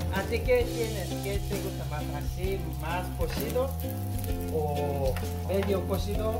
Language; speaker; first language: Spanish; non-native, learner; Korean